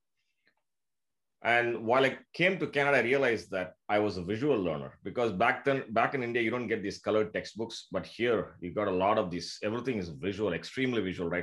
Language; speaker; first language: English; non-native, local second language; Tamil